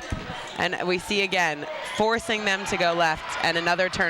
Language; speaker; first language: English; native; English